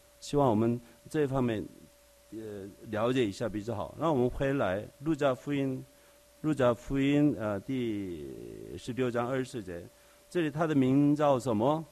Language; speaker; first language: Chinese; non-native, fluent; Korean